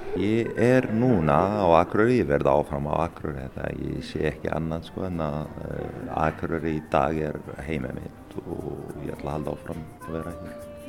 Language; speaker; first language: Icelandic; non-native, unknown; Arabic